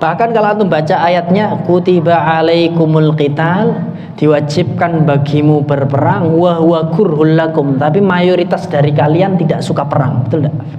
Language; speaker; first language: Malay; non-native, local second language; Javanese